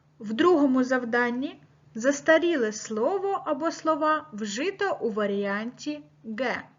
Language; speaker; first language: Ukrainian; native; Ukrainian